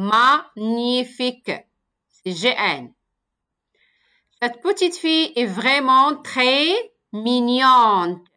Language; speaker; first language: French; non-native, local second language; Arabic